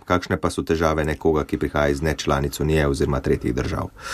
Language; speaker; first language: Slovenian; native; Slovenian